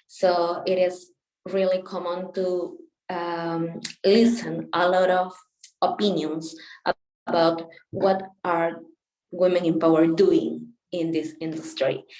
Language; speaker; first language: English; non-native, local second language; Spanish